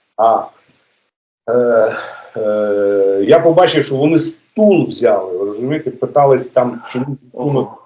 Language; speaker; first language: Ukrainian; native; Ukrainian